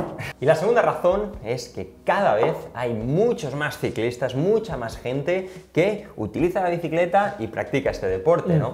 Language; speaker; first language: Spanish; native; Spanish